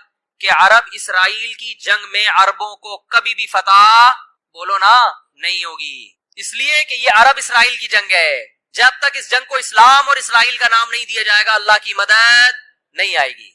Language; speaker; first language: Urdu; native; Urdu